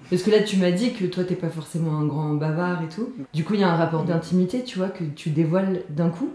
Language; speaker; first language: French; native; French